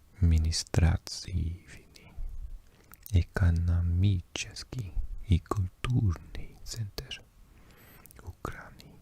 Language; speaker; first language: Russian; non-native, learner; English